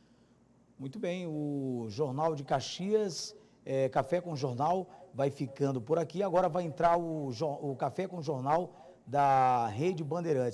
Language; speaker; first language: Portuguese; native; Portuguese